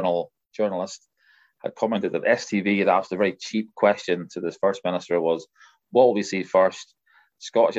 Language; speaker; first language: English; native; English